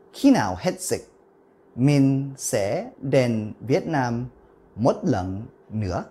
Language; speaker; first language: Vietnamese; non-native, learner; Cantonese